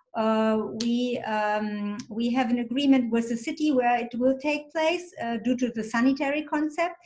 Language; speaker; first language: English; non-native, fluent; German